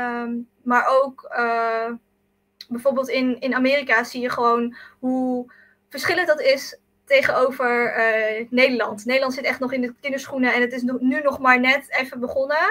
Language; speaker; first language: Dutch; early bilingual, other home language; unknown